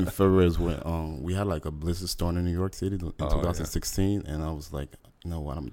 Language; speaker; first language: English; native; English